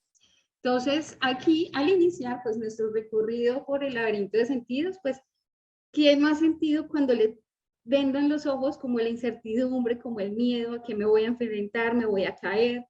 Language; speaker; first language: Spanish; native; Spanish